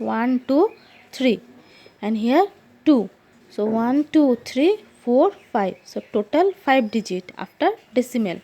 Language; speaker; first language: English; non-native, local second language; Assamese